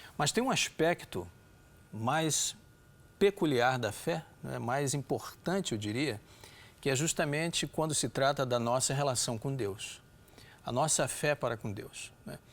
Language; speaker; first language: Portuguese; native; Portuguese